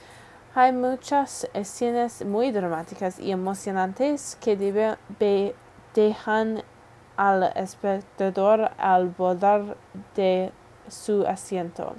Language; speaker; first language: Spanish; non-native, learner; English